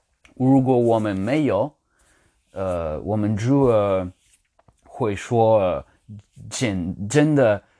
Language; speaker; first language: Chinese; non-native, learner; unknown